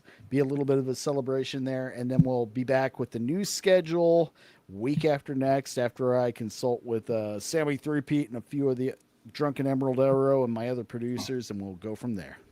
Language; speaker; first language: English; native; English